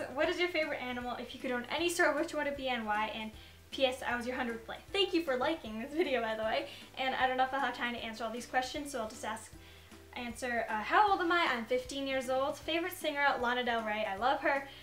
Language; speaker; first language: English; native; English